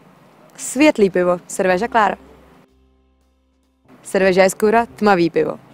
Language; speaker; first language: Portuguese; non-native, fluent; Czech